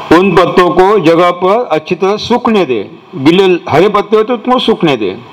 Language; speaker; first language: Hindi; non-native, local second language; Marathi